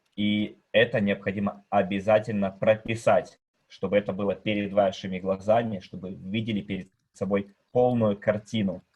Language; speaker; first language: Russian; native; Russian